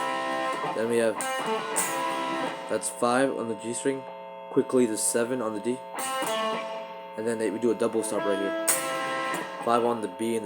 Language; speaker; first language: English; native; English